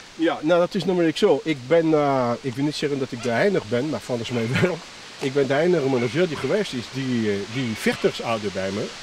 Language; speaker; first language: Dutch; non-native, fluent; French